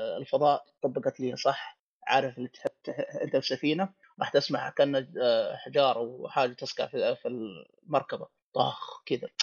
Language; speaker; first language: Arabic; native; Arabic